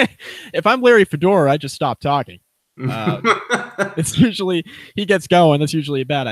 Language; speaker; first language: English; native; English